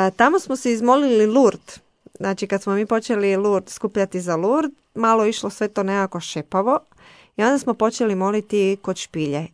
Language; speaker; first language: Croatian; native; Croatian